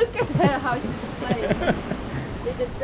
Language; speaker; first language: English; non-native, fluent; Polish